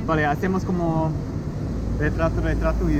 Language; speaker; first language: Spanish; non-native, learner; English